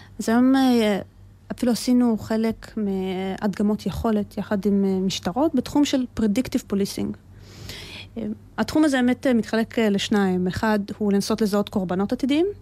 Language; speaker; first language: Hebrew; early bilingual, other home language; Russian